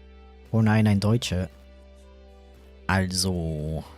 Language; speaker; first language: German; non-native, fluent; English